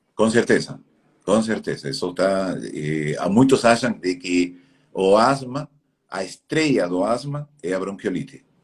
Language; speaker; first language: Portuguese; non-native, fluent; Spanish